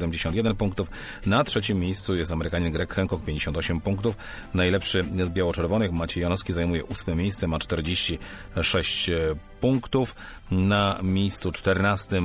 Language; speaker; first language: Polish; native; Polish